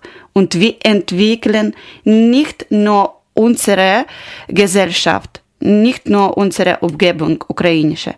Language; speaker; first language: German; non-native, learner; Ukrainian